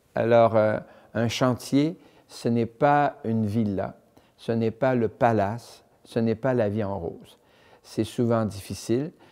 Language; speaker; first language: French; native; French